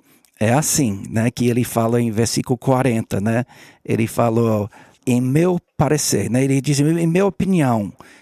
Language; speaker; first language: Portuguese; non-native, learner; English